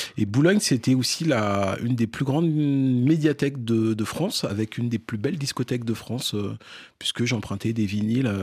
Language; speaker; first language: French; early bilingual, other home language; Fon